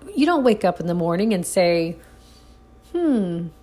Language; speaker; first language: English; early bilingual, other home language; Spanish